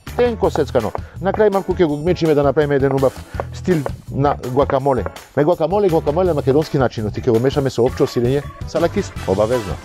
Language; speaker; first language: Macedonian; non-native, fluent; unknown